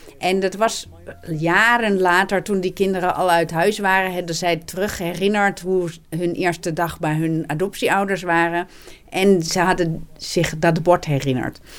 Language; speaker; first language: Dutch; native; Dutch